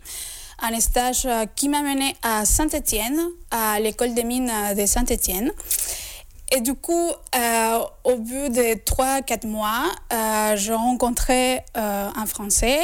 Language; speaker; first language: French; non-native, fluent; Spanish